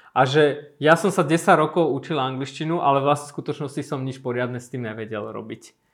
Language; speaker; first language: Slovak; early bilingual, other home language; Armenian